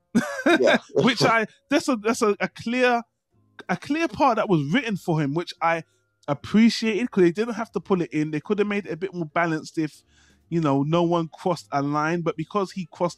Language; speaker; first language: English; native; English